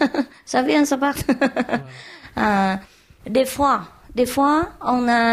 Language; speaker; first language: French; non-native, learner; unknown